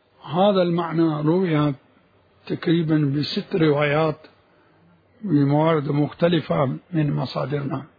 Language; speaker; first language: Arabic; non-native, fluent; Urdu